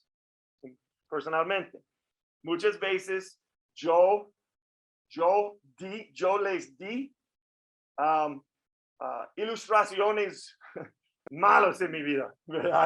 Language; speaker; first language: Spanish; non-native, fluent; English